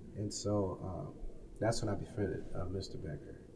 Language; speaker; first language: English; native; English